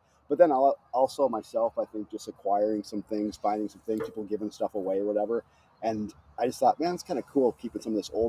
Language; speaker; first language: English; native; English